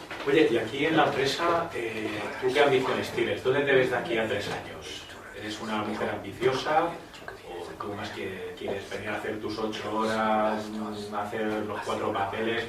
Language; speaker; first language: Spanish; native; Spanish